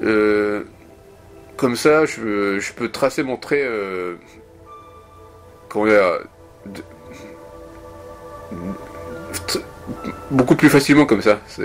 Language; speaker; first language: French; non-native, fluent; Japanese